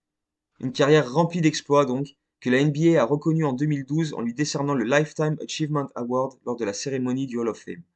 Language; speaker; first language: French; native; French